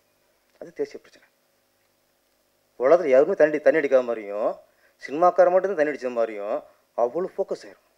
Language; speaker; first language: Tamil; native; Tamil